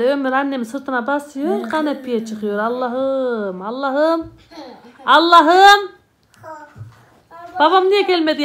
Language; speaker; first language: Turkish; native; Turkish